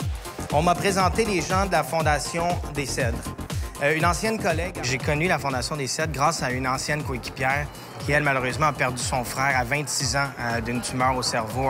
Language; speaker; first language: French; native; French